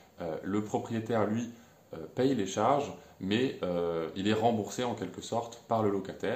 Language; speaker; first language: French; native; French